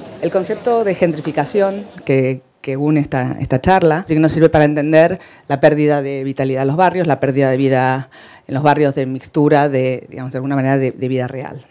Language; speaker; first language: Spanish; native; Spanish